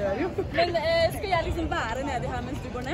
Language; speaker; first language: Norwegian; native; Norwegian